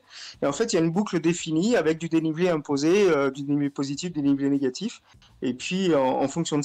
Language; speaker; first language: French; native; French